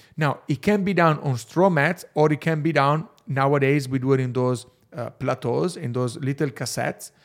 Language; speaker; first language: English; non-native, fluent; Italian